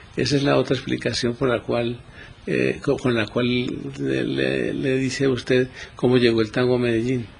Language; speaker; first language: Spanish; native; Spanish